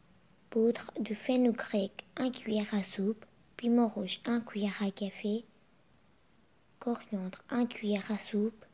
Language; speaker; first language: French; non-native, learner; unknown